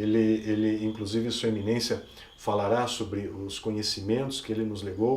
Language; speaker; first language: Portuguese; native; Portuguese